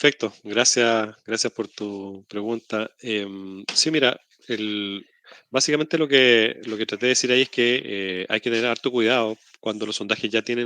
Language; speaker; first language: Spanish; native; Spanish